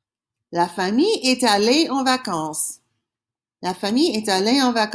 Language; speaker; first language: French; non-native, fluent; English